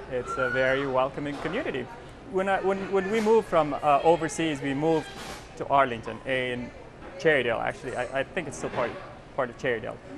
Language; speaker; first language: English; non-native, local second language; Persian